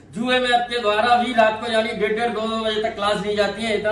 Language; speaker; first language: Hindi; native; Hindi